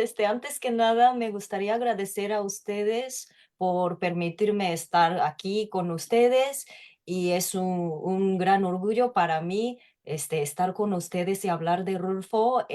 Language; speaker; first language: Spanish; non-native, fluent; Japanese